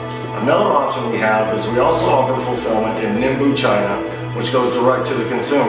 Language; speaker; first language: English; native; English